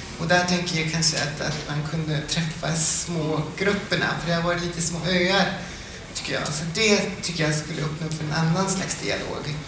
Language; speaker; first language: Swedish; native; Swedish